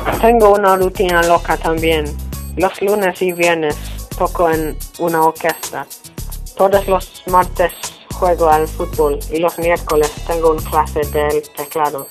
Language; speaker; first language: Spanish; non-native, learner; English